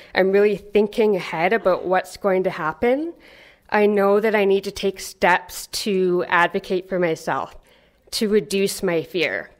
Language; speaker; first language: English; native; English